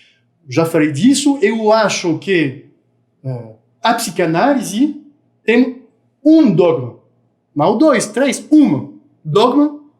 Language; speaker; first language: Portuguese; non-native, fluent; French